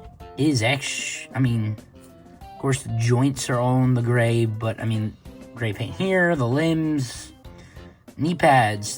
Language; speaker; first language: English; native; English